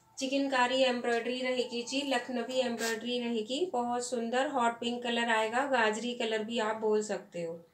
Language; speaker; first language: Hindi; native; Hindi